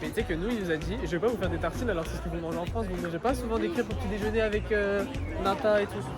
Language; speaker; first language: French; native; French